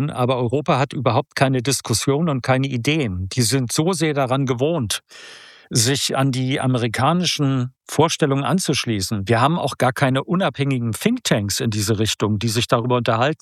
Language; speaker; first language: German; native; German